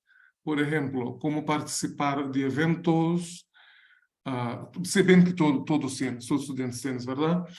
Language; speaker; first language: Spanish; non-native, learner; Portuguese